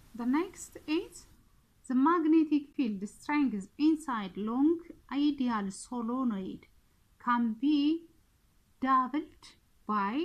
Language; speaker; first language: English; non-native, local second language; Amharic